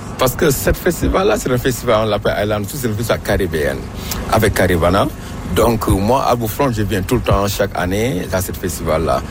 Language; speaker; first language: French; non-native, local second language; Wolof